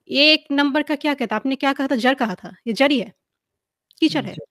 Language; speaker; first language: Hindi; non-native, fluent; Bangla